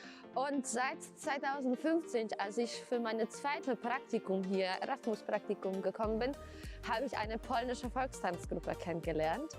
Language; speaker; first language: German; non-native, fluent; Polish